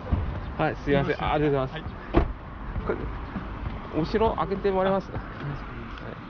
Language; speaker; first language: Japanese; non-native, fluent; Chinese